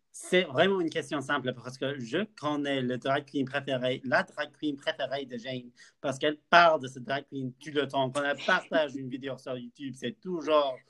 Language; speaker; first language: French; non-native, learner; English